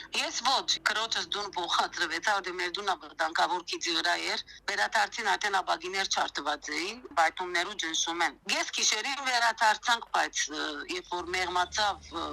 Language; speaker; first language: Armenian; early bilingual, heritage; Armenian